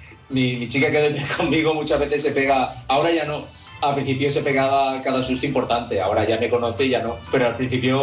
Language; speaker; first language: Spanish; native; Spanish